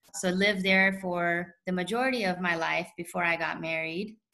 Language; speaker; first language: English; early bilingual, other home language; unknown